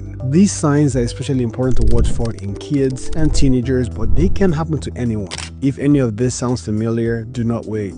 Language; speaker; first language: English; native; English